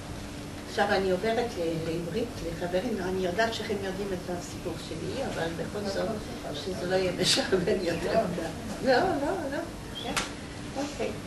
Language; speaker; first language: Hebrew; non-native, fluent; Polish